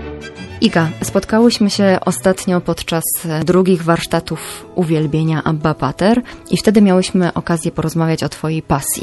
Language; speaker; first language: Polish; native; Polish